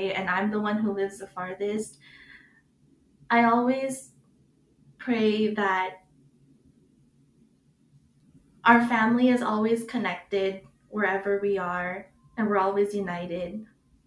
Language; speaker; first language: English; native; English